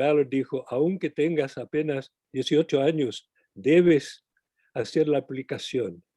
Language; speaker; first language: Spanish; non-native, fluent; English